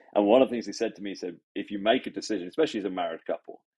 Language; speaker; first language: English; native; English